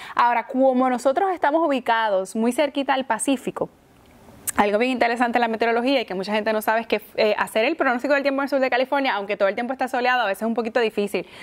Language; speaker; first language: Spanish; native; Spanish